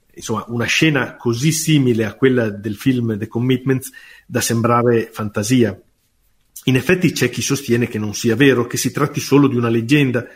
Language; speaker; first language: Italian; native; Italian